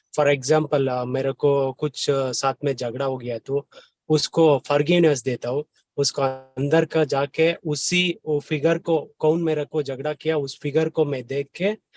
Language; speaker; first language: Hindi; non-native, learner; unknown